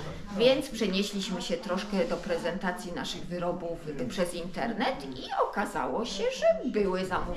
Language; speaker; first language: Polish; native; Polish